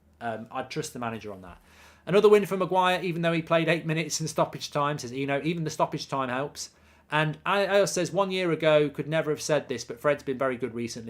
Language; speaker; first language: English; native; English